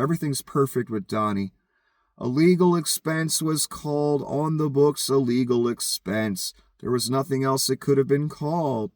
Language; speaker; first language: English; native; English